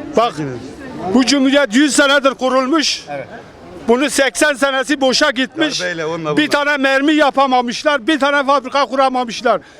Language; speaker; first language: Turkish; non-native, local second language; Kurdish